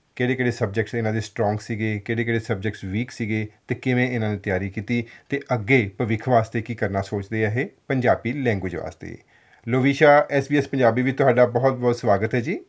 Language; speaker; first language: Punjabi; native; Punjabi